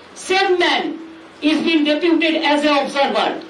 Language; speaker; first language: English; non-native, local second language; Bangla